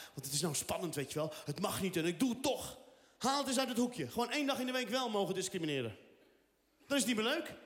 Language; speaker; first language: Dutch; early bilingual, other home language; Riffian